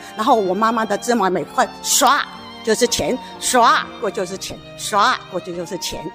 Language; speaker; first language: Chinese; native; Chinese